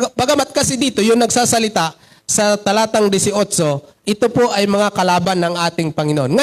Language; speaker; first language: Filipino; non-native, local second language; Cebuano